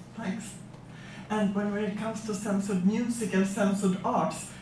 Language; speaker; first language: English; non-native, fluent; Swedish